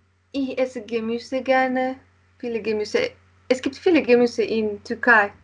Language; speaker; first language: German; non-native, learner; Turkish